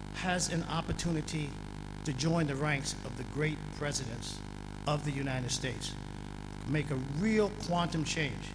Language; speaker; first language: English; native; English